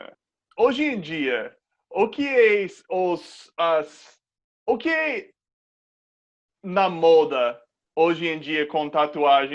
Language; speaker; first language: Portuguese; non-native, fluent; English